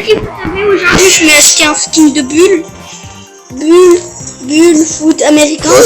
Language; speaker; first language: French; early bilingual, other home language; Romanian